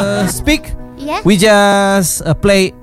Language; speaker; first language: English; non-native, learner; Indonesian